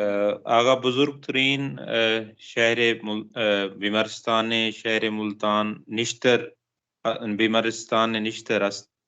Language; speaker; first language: Persian; non-native, learner; Urdu